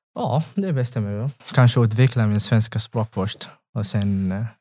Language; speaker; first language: Swedish; non-native, learner; Tigrinya